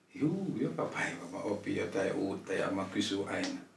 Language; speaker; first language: Finnish; non-native, local second language; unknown